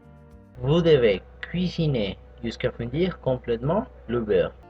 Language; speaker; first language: French; non-native, fluent; Spanish